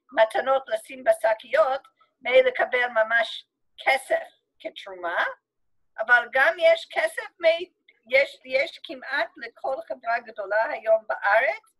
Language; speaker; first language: Hebrew; non-native, fluent; English